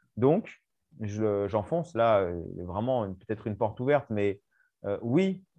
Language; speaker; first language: French; native; French